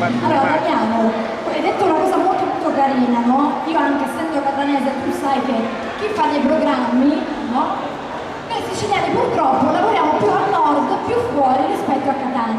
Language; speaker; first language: Italian; native; Italian